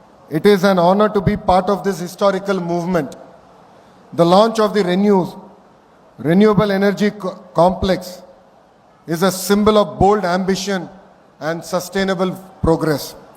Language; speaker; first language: English; non-native, local second language; Telugu